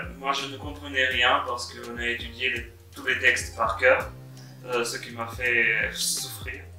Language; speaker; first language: French; non-native, fluent; Russian